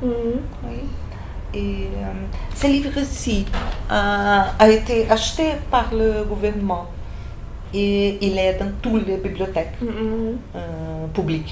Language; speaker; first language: French; non-native, fluent; Portuguese